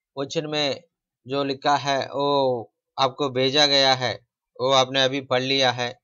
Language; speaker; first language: Hindi; non-native, local second language; Telugu